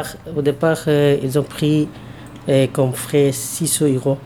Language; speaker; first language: French; non-native, learner; Bangla